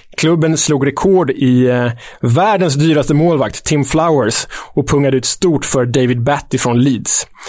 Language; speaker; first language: Swedish; native; Swedish